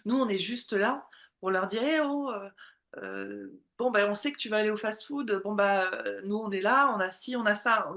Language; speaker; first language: French; native; French